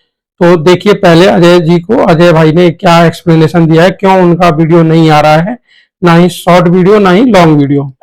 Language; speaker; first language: Hindi; native; Hindi